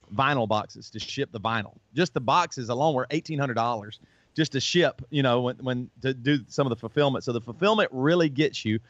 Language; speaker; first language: English; native; English